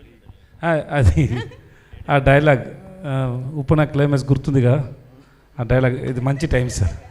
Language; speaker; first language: Telugu; non-native, learner; Tamil